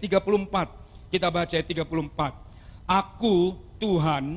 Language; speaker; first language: Indonesian; non-native, local second language; Javanese